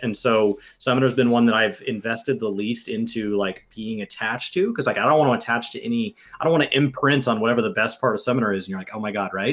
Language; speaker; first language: English; native; English